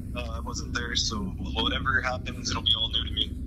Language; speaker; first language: English; native; English